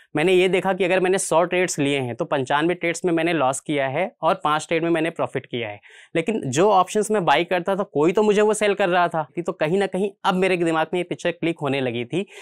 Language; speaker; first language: Hindi; native; Hindi